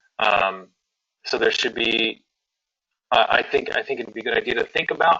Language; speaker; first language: English; native; English